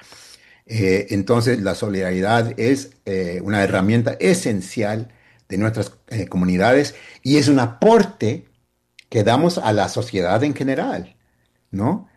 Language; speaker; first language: Spanish; early bilingual, heritage; Spanish